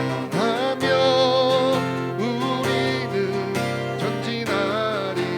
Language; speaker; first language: Korean; native; Korean